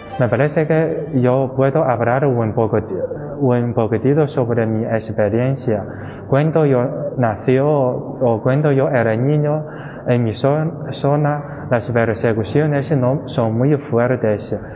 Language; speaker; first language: Spanish; non-native, fluent; Chinese